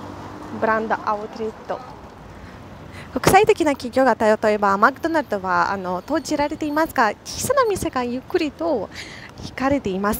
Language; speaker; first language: Japanese; non-native, fluent; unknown